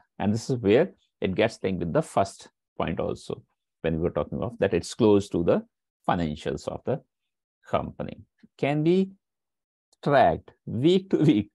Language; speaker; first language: English; non-native, local second language; Hindi